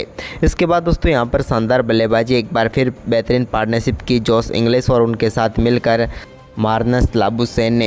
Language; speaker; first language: Hindi; native; Hindi